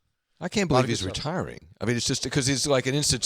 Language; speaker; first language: English; native; English